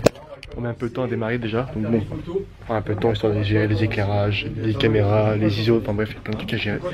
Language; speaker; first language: French; native; French